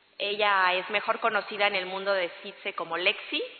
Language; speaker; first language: Spanish; native; Spanish